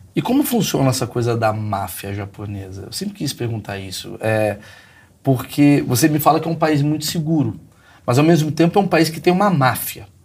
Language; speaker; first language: Portuguese; native; Portuguese